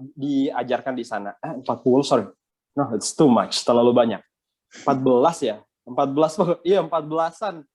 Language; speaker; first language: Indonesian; native; Indonesian